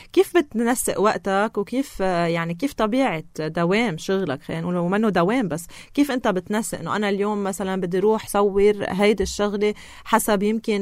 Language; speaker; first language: Arabic; native; Arabic